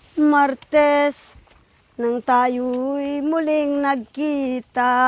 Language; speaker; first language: Filipino; non-native, local second language; Pampanga